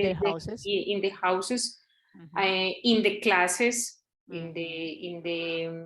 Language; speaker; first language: English; non-native, learner; Spanish